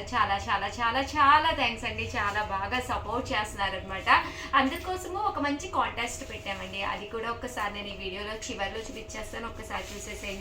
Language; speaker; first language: Telugu; native; Telugu